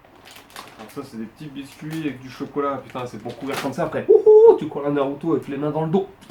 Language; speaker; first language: French; native; French